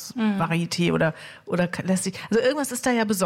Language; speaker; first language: German; native; German